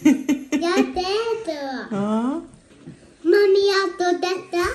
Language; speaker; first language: Swedish; early bilingual, other home language; Mongolian